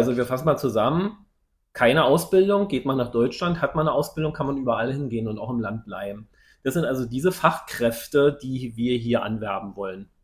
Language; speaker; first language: German; native; German